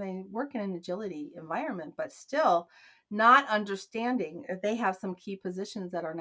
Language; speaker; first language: English; native; English